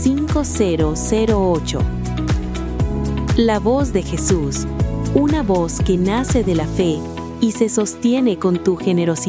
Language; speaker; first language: Spanish; native; Spanish